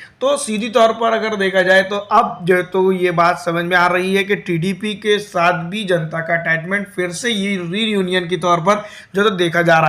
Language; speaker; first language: Hindi; native; Hindi